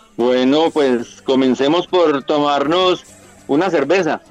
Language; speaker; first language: Spanish; native; Spanish